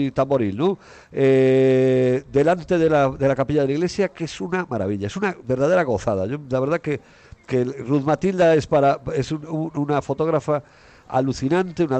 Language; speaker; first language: Spanish; native; Spanish